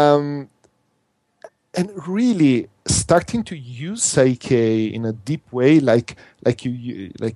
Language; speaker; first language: English; non-native, fluent; Italian